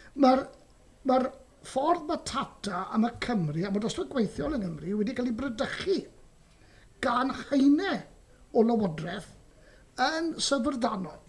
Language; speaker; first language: Welsh; native; Welsh